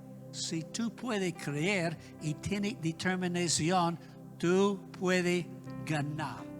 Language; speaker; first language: Spanish; non-native, learner; English